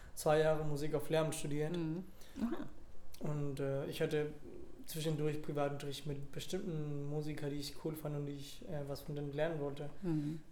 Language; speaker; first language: German; non-native, fluent; Spanish